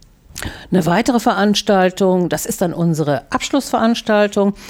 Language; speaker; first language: German; native; German